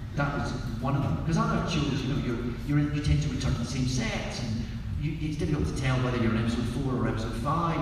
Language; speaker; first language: English; native; English